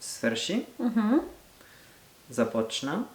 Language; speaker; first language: Bulgarian; non-native, learner; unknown